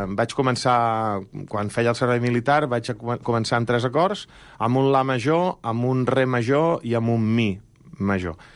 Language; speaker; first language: Catalan; native; Catalan